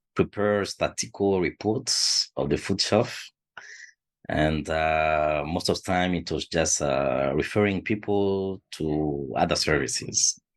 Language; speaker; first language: English; non-native, fluent; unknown